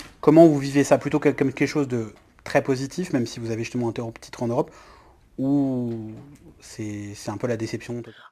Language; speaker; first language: French; native; French